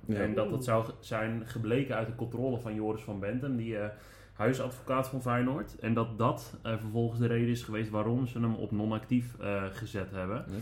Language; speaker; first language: Dutch; native; Dutch